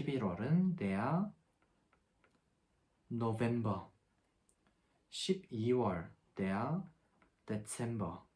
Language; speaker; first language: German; non-native, fluent; Korean